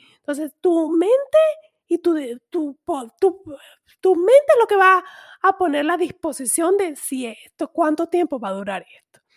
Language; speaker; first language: Spanish; native; Spanish